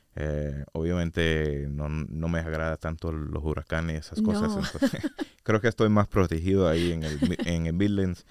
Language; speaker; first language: Spanish; non-native, fluent; English